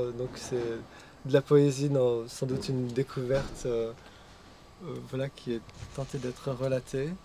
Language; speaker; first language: French; native; French